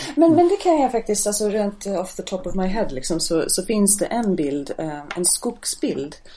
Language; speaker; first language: Swedish; non-native, fluent; English